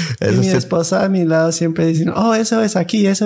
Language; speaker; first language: Spanish; non-native, fluent; English